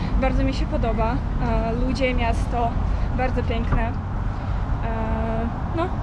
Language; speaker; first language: Polish; early bilingual, heritage; Russian